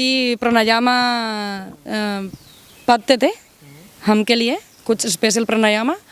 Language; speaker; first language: Hindi; non-native, learner; Spanish